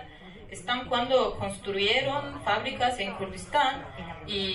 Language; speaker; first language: Spanish; non-native, learner; Kurdish